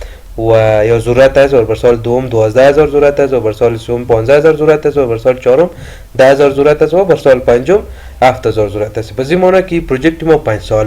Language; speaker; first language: Persian; native; Persian